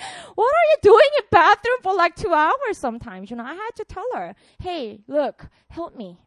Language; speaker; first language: English; non-native, fluent; Korean